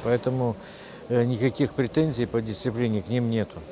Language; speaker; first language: Russian; native; Russian